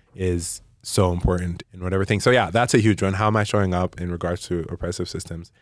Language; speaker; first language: English; non-native, local second language; Nyanja